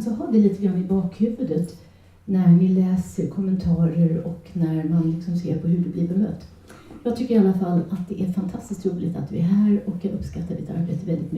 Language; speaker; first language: Swedish; native; Swedish